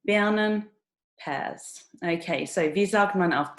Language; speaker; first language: German; non-native, fluent; English